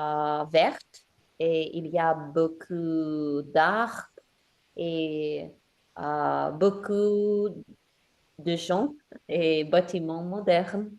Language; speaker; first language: French; non-native, learner; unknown